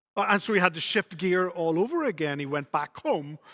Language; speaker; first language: English; native; English